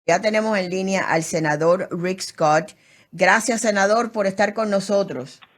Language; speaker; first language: Spanish; native; Spanish